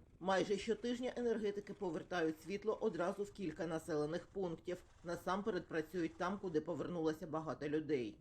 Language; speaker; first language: Ukrainian; native; Ukrainian